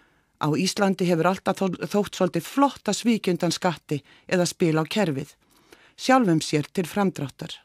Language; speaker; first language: Icelandic; native; Icelandic